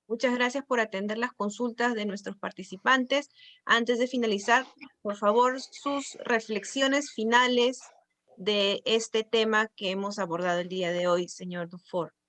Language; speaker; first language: Spanish; native; Spanish